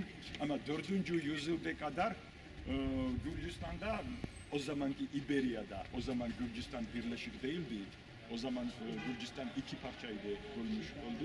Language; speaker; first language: Turkish; non-native, learner; Georgian